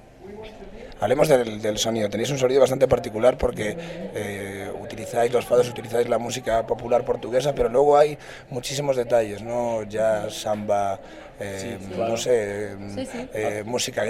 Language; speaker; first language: Spanish; native; Spanish